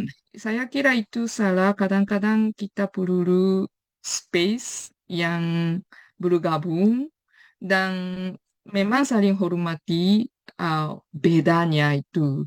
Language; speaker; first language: Indonesian; non-native, fluent; Japanese